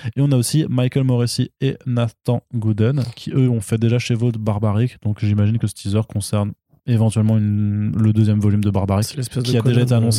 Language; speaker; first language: French; native; French